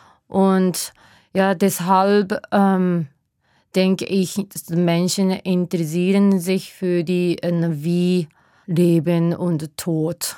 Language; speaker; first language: German; non-native, fluent; Japanese